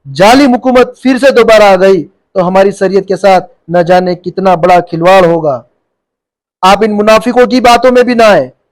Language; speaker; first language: Hindi; non-native, local second language; Gujarati